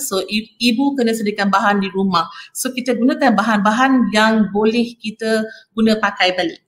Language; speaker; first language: Malay; non-native, local second language; Tamil